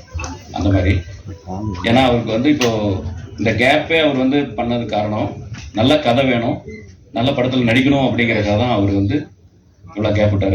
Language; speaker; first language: Tamil; native; Tamil